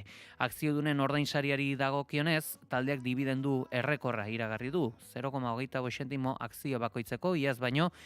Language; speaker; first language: Basque; native; Basque